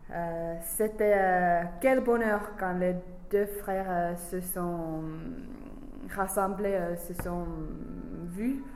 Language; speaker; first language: French; non-native, fluent; English